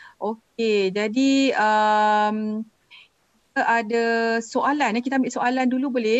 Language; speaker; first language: Malay; native; Malay